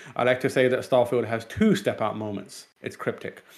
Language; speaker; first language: English; non-native, local second language; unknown